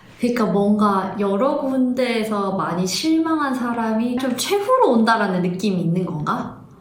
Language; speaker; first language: Korean; native; Korean